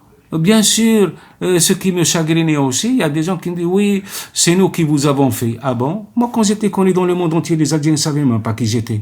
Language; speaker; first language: French; non-native, local second language; Arabic